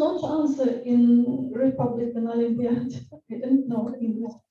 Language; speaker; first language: English; non-native, fluent; Russian